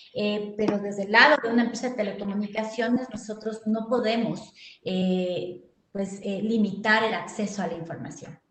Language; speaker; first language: Spanish; native; Spanish